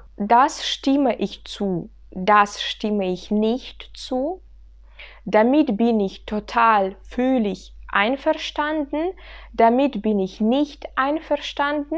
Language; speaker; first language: German; non-native, fluent; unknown